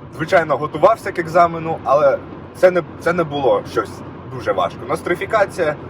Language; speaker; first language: Ukrainian; native; Ukrainian